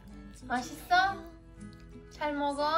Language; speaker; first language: Korean; non-native, learner; Hindi